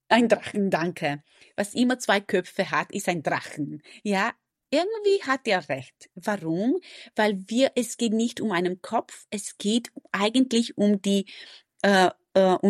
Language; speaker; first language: German; non-native, fluent; Romanian